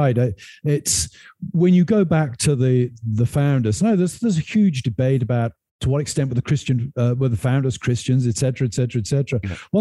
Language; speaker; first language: English; native; English